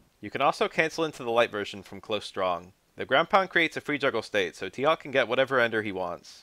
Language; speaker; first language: English; native; English